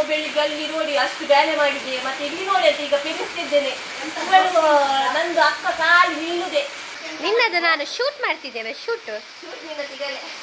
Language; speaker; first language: Kannada; non-native, local second language; Tulu